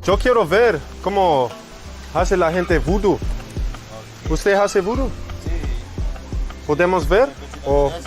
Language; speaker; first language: Spanish; non-native, learner; English